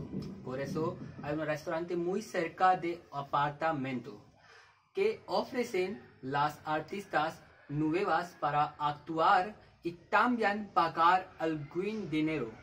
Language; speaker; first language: Spanish; non-native, learner; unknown